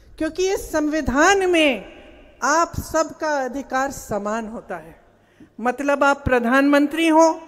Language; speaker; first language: Hindi; native; Hindi